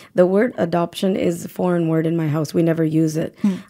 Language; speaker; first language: English; native; English